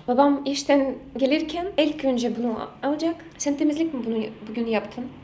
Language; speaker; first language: Turkish; non-native, learner; Russian